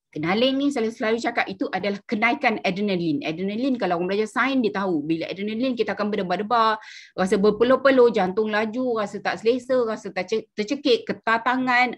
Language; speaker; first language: Malay; native; Malay